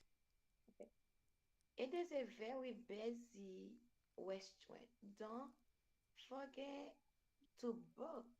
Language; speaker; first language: English; non-native, learner; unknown